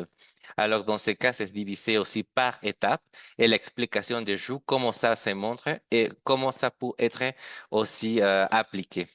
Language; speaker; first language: French; non-native, fluent; Spanish